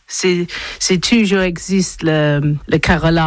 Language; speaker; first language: French; non-native, learner; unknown